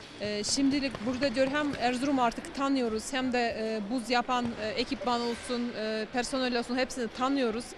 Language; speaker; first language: Turkish; non-native, fluent; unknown